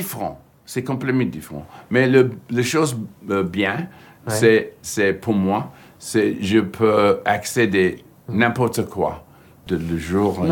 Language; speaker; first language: French; non-native, fluent; English